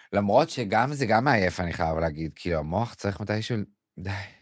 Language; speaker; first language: Hebrew; native; Hebrew